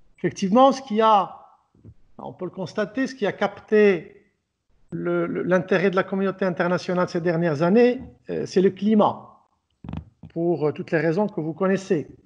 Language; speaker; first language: French; non-native, local second language; Arabic